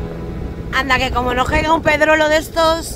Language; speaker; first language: Spanish; native; Spanish